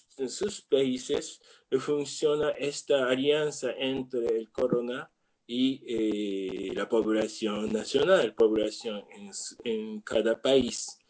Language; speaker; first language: Spanish; non-native, learner; Japanese